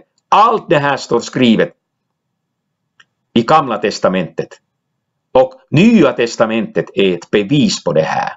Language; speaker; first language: Swedish; non-native, local second language; Finnish